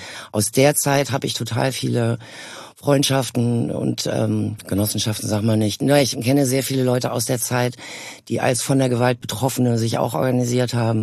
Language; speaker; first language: German; native; German